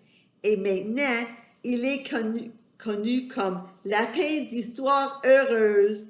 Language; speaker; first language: French; non-native, fluent; English